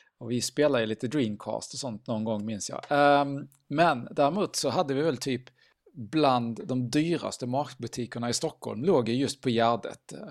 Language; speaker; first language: Swedish; native; Swedish